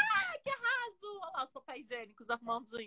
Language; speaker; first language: Portuguese; native; Portuguese